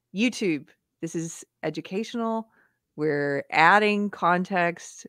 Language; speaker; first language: English; native; English